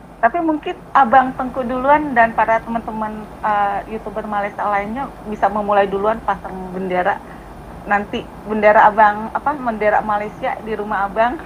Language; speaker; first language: Indonesian; native; Indonesian